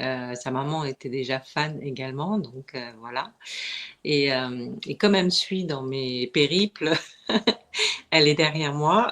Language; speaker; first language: French; native; French